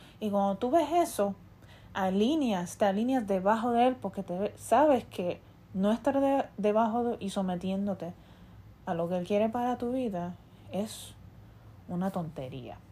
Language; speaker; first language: Spanish; early bilingual, heritage; Spanish